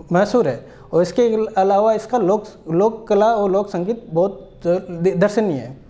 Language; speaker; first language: Hindi; native; Hindi